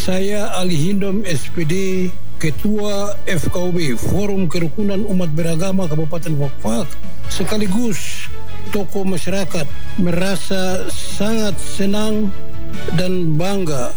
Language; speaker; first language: Indonesian; native; Indonesian